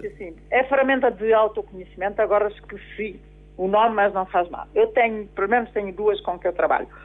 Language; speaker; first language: Portuguese; non-native, local second language; Kabuverdianu